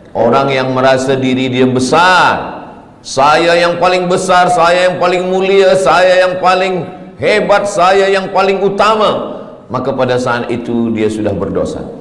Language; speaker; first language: Malay; native; Malay